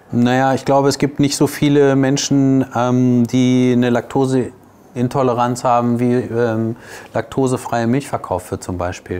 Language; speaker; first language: German; native; German